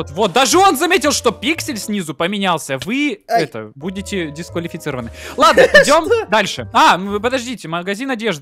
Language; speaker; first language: Russian; native; Russian